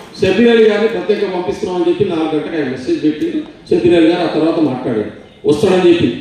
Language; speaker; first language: Telugu; non-native, local second language; Lambadi